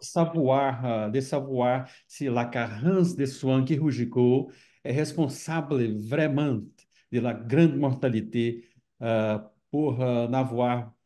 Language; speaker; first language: French; non-native, fluent; Portuguese